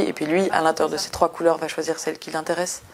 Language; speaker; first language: French; native; French